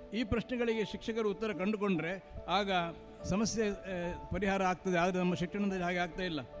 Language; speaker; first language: Kannada; non-native, local second language; Marathi